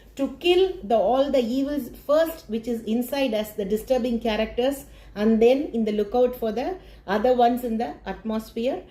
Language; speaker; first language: English; non-native, local second language; Tamil